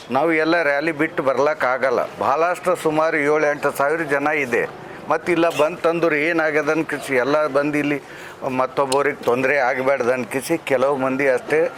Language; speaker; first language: Kannada; non-native, local second language; Lambadi